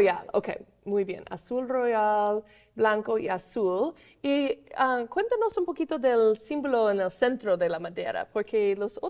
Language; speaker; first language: Spanish; non-native, fluent; English